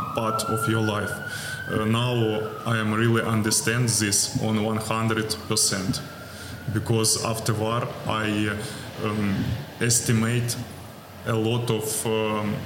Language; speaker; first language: English; non-native, learner; Ukrainian